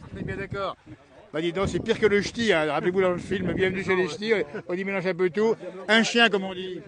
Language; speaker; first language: French; native; French